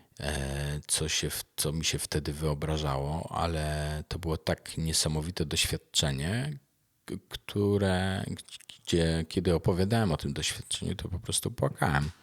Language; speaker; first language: Polish; native; Polish